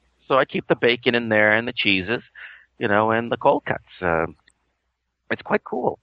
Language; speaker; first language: English; native; English